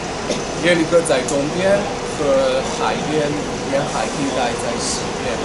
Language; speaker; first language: Chinese; non-native, fluent; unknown